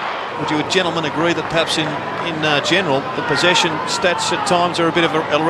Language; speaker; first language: English; native; English